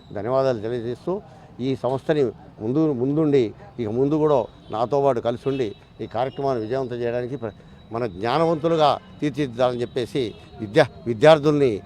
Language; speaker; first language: Telugu; native; Telugu